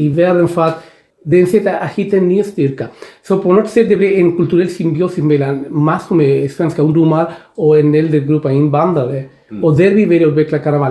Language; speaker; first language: Swedish; non-native, fluent; Spanish